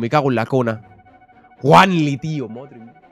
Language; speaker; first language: Spanish; native; Spanish